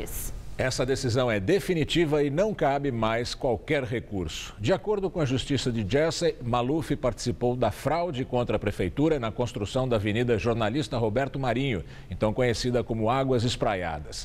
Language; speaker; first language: Portuguese; native; Portuguese